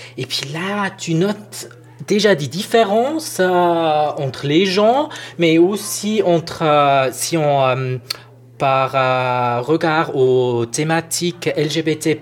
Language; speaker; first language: French; non-native, local second language; Swiss German